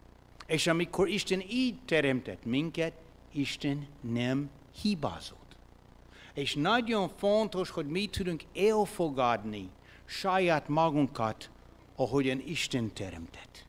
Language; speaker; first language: Hungarian; non-native, fluent; English